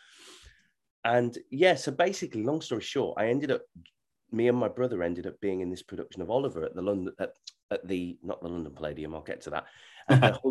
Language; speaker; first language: English; native; English